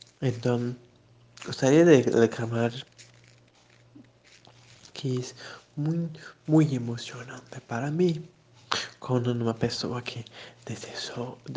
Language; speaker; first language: Spanish; non-native, learner; Portuguese